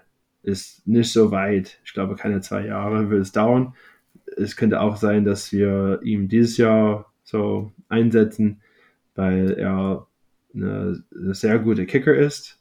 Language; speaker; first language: German; non-native, fluent; English